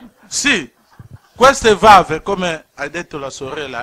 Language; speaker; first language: Italian; non-native, learner; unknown